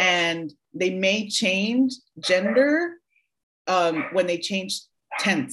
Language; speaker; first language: English; early bilingual, other home language; Spanish